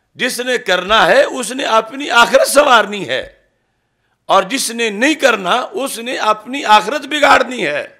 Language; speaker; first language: Urdu; non-native, local second language; Punjabi